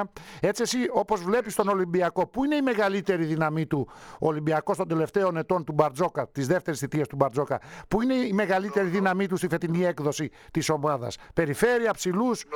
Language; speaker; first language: Greek; native; Greek